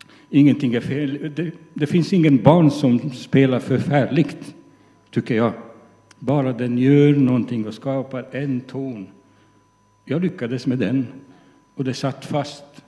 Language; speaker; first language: Swedish; non-native, fluent; Hungarian